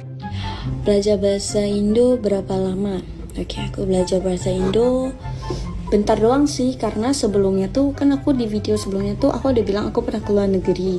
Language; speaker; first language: Indonesian; non-native, fluent; Khmer